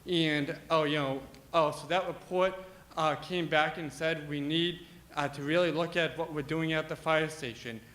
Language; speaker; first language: English; native; English